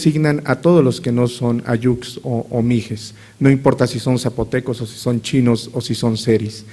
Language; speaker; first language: Spanish; native; Spanish